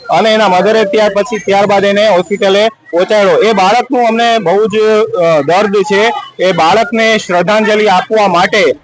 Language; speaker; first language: Gujarati; non-native, local second language; Sindhi